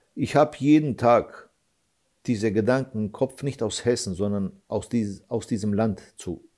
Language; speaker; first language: German; early bilingual, other home language; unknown